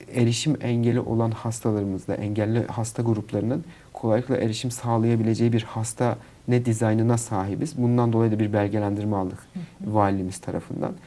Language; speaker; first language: Turkish; native; Turkish